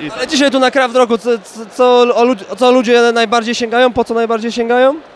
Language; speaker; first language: Polish; native; Polish